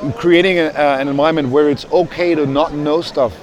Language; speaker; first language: English; non-native, fluent; Danish